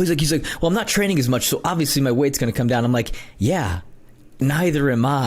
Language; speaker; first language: English; native; English